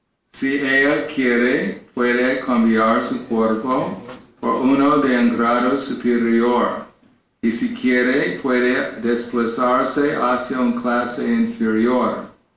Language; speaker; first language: Spanish; non-native, learner; English